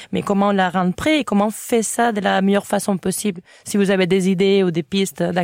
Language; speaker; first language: French; non-native, fluent; Spanish